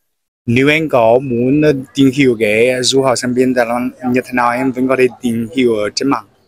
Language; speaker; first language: Vietnamese; non-native, learner; Chinese